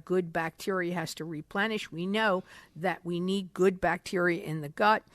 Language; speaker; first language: English; native; English